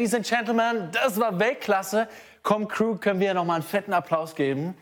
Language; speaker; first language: German; native; German